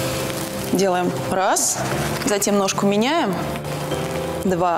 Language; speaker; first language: Russian; native; Russian